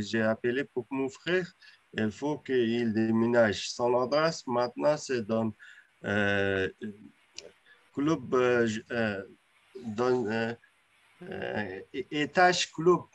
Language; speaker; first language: French; non-native, learner; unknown